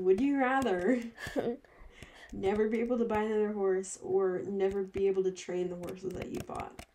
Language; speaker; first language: English; native; English